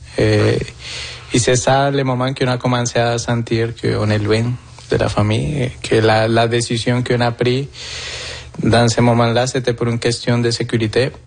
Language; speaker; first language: French; non-native, fluent; Spanish